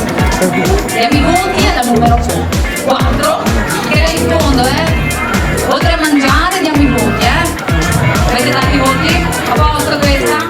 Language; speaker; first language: Italian; native; Italian